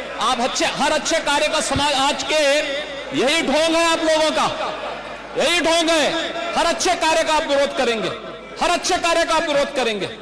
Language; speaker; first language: Hindi; native; Hindi